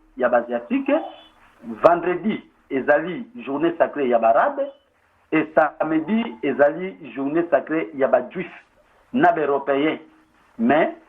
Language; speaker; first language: Lingala; non-native, local second language; Kongo